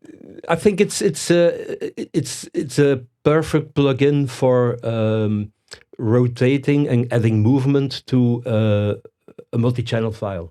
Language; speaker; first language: English; non-native, fluent; Dutch